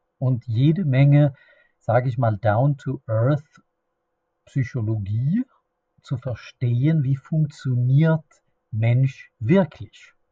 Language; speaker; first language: German; non-native, fluent; Swedish